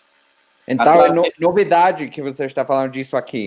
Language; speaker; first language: Portuguese; non-native, fluent; Spanish